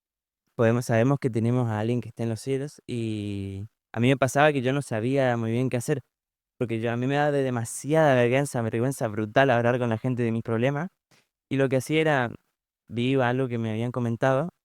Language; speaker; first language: Spanish; native; Spanish